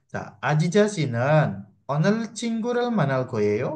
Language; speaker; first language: Korean; non-native, fluent; Indonesian